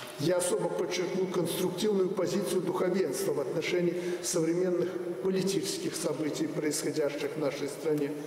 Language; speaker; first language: Russian; native; Russian